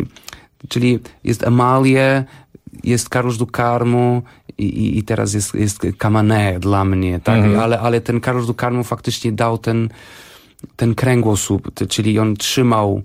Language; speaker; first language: Polish; non-native, fluent; Portuguese